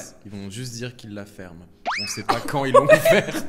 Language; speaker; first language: French; native; French